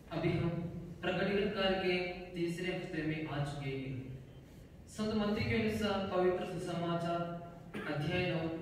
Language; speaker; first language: Hindi; non-native, local second language; Malayalam